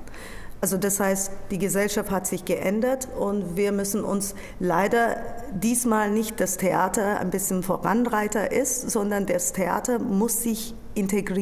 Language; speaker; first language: German; non-native, fluent; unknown